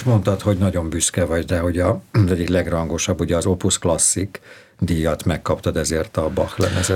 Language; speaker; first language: Hungarian; native; Hungarian